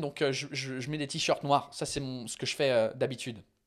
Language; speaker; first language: French; non-native, fluent; English